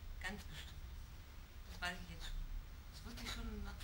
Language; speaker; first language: German; native; German